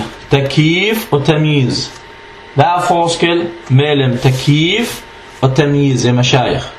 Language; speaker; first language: Danish; non-native, fluent; Arabic